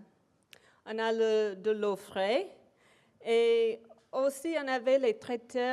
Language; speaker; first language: French; non-native, local second language; English